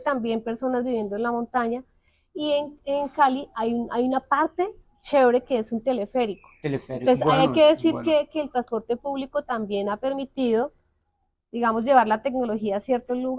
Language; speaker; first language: Spanish; native; Spanish